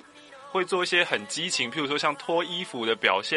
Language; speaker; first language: Chinese; native; Chinese